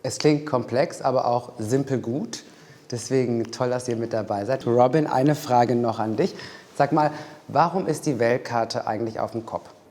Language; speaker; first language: German; native; German